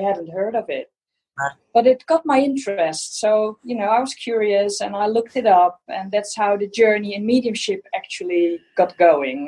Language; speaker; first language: English; non-native, fluent; Dutch